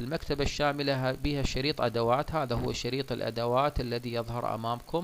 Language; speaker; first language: Arabic; native; Arabic